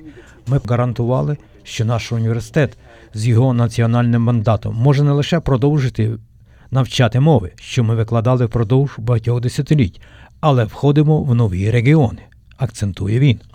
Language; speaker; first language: Ukrainian; native; Ukrainian